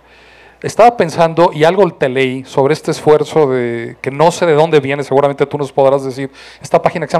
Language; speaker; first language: Spanish; native; Spanish